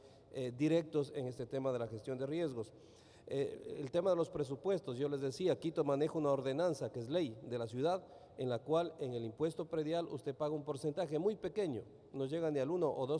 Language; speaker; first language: Spanish; native; Spanish